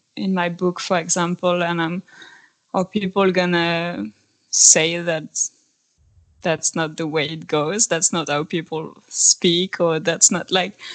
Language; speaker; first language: English; non-native, fluent; French